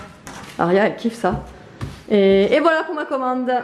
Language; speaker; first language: French; native; French